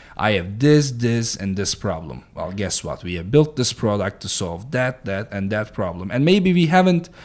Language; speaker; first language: English; non-native, fluent; Turkish